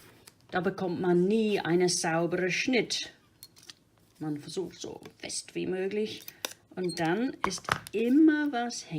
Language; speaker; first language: German; non-native, fluent; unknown